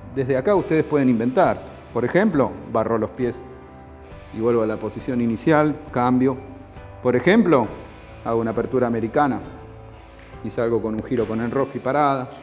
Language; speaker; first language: Spanish; native; Spanish